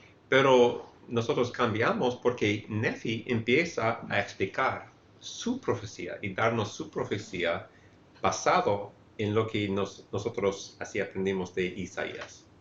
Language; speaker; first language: Spanish; non-native, fluent; English